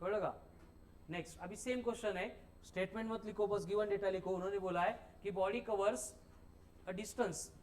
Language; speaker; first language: Hindi; non-native, local second language; Marathi